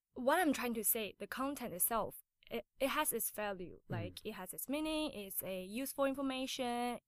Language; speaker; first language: English; non-native, fluent; Chinese